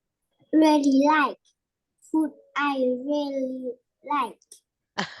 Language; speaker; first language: English; non-native, learner; Vietnamese